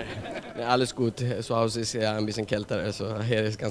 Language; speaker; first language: German; non-native, learner; Swedish